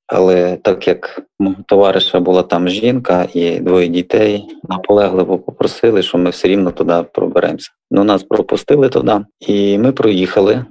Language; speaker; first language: Ukrainian; native; Ukrainian